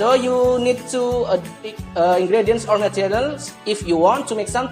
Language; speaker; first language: English; non-native, learner; Indonesian